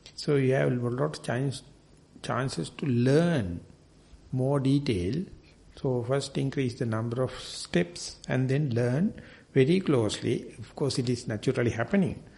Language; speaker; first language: English; non-native, local second language; Sinhala